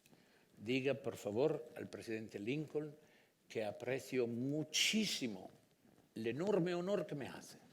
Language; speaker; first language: Spanish; non-native, fluent; Italian